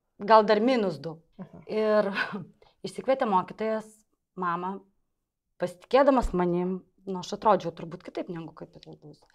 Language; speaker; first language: Lithuanian; non-native, local second language; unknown